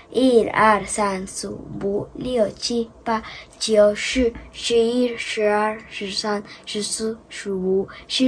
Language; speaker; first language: Chinese; early bilingual, heritage; Spanish